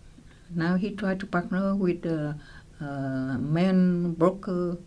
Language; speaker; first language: English; non-native, local second language; Vietnamese